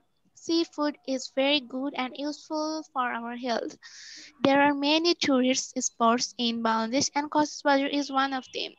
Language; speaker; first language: English; non-native, learner; Bangla